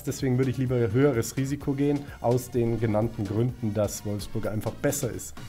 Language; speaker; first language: German; native; German